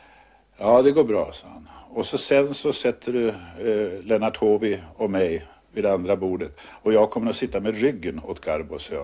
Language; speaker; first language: Swedish; native; Swedish